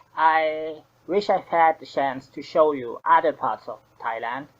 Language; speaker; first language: English; non-native, fluent; Thai